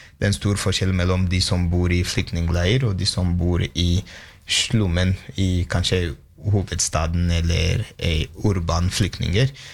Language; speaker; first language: Norwegian; non-native, fluent; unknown